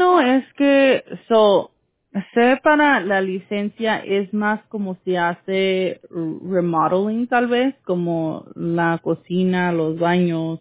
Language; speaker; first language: Spanish; early bilingual, heritage; Spanish